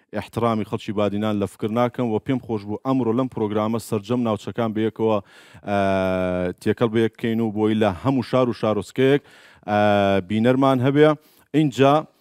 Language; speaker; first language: Central Kurdish; native; Central Kurdish